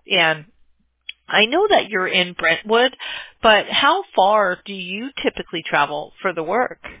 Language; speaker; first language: English; native; English